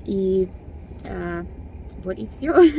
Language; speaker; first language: Russian; non-native, learner; English